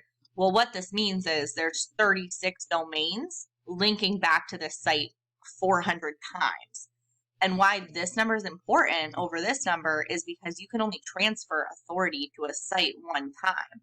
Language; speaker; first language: English; native; English